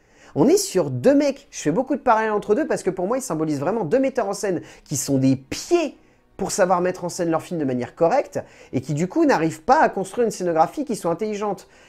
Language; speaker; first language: French; native; French